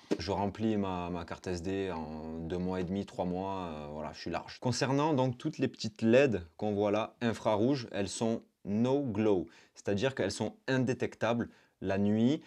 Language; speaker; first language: French; native; French